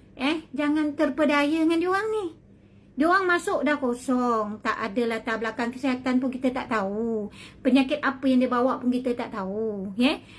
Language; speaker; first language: Malay; native; Malay